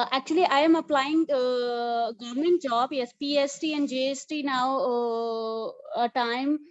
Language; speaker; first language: English; non-native, local second language; Urdu